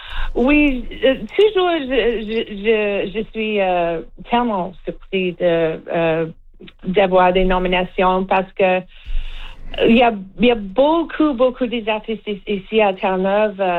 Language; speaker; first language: French; non-native, learner; English